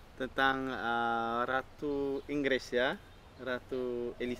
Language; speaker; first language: Indonesian; non-native, fluent; Dutch